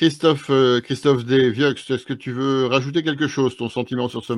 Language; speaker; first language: French; native; French